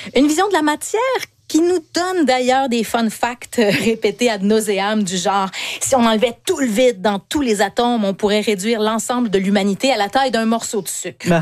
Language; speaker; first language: French; native; French